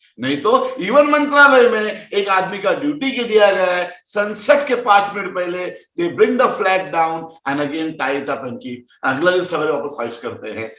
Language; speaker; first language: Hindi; non-native, local second language; Konkani